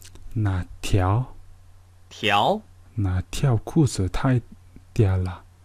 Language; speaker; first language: Chinese; non-native, learner; Mongolian